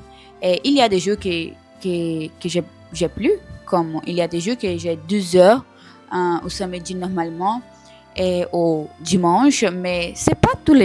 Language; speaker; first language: French; non-native, learner; Portuguese